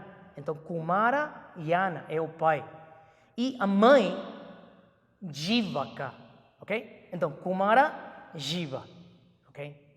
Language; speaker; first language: Portuguese; non-native, fluent; Chinese